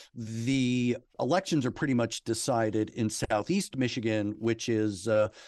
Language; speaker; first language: English; native; English